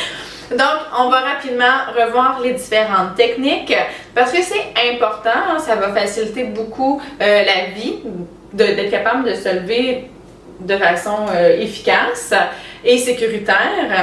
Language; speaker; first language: French; native; French